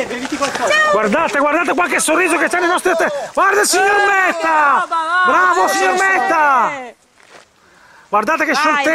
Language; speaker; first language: Italian; native; Italian